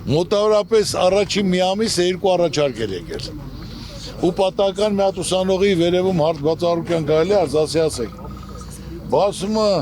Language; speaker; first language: Armenian; native; Armenian